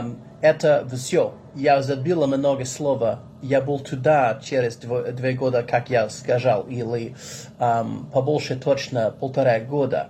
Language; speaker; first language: Russian; non-native, learner; English